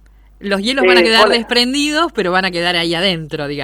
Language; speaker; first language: Spanish; native; Spanish